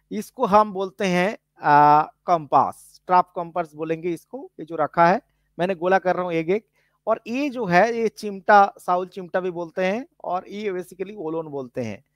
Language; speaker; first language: Hindi; non-native, local second language; Bangla